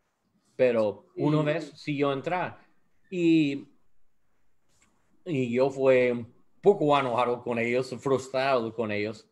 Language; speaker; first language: Spanish; non-native, learner; English